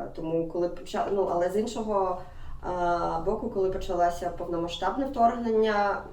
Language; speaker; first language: Ukrainian; non-native, local second language; Russian